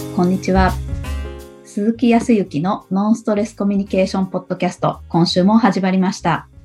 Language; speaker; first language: Japanese; native; Japanese